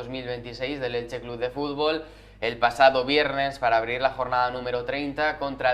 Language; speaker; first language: Spanish; native; Spanish